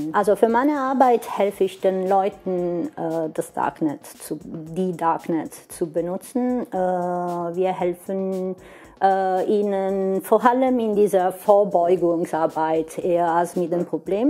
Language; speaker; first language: German; non-native, fluent; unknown